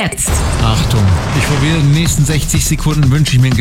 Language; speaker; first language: German; native; German